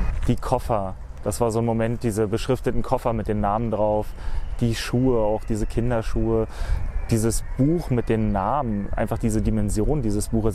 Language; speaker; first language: German; native; German